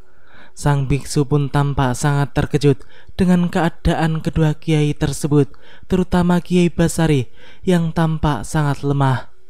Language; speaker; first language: Indonesian; native; Indonesian